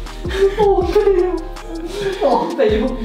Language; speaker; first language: Chinese; native; Chinese